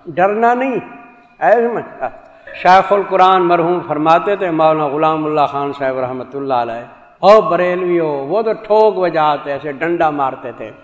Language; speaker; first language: Urdu; non-native, local second language; Saraiki